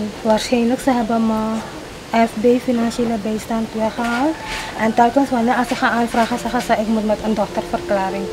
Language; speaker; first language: Dutch; non-native, local second language; Caribbean Hindustani